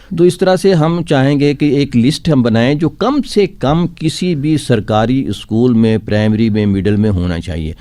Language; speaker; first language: Urdu; non-native, local second language; Punjabi